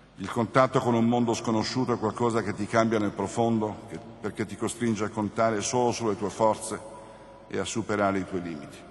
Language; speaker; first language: Italian; native; Italian